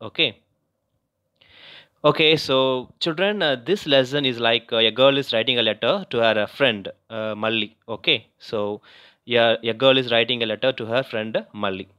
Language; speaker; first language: English; non-native, local second language; Tamil